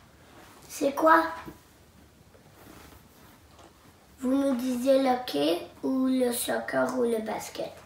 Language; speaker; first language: French; non-native, local second language; English